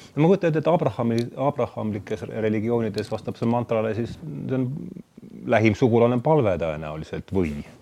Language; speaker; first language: Estonian; native; Estonian